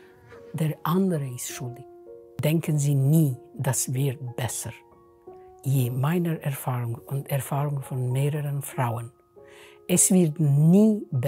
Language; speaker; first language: German; non-native, fluent; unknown